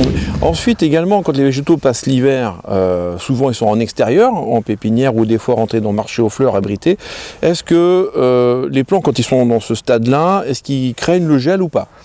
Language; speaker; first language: French; native; French